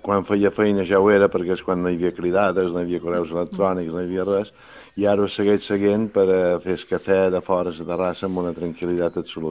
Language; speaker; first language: Catalan; native; Catalan